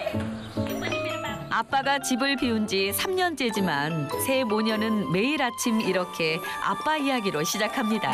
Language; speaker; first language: Korean; native; Korean